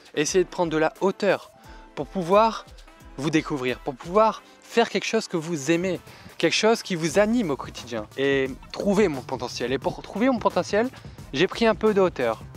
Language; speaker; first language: French; native; French